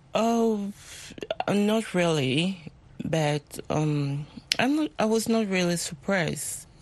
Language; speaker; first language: English; non-native, fluent; French